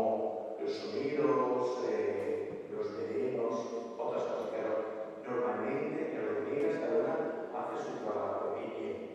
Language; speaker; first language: Spanish; non-native, fluent; Italian